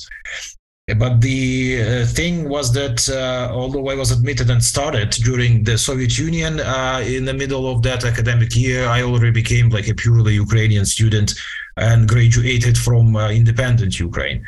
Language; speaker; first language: English; non-native, fluent; Ukrainian